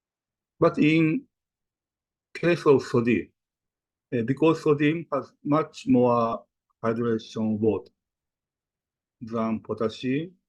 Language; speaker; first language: English; non-native, fluent; Japanese